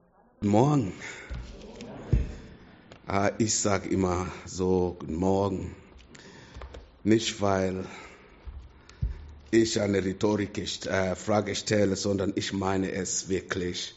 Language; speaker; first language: German; non-native, fluent; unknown